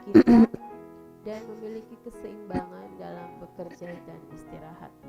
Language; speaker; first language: Indonesian; native; Indonesian